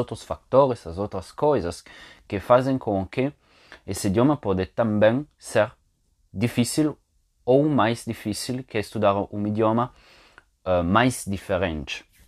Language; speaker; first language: Portuguese; non-native, fluent; Italian